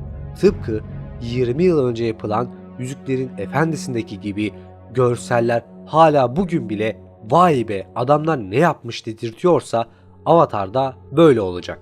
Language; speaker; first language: Turkish; native; Turkish